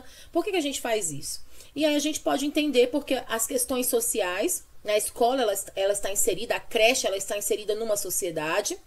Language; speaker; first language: Portuguese; native; Portuguese